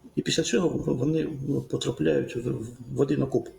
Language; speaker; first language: Ukrainian; native; Ukrainian